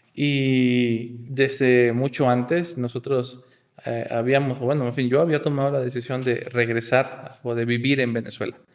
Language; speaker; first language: Spanish; native; Spanish